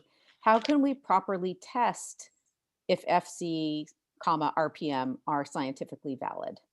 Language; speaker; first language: English; native; English